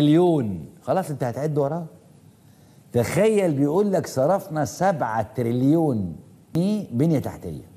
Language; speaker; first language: Arabic; native; Arabic